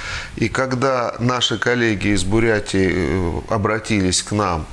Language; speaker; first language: Russian; native; Russian